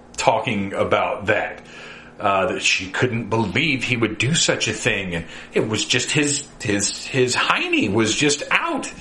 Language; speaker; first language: English; native; English